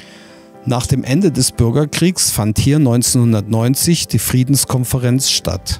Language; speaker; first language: German; native; German